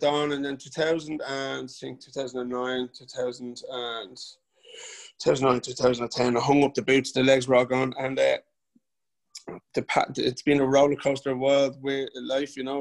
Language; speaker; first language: English; native; English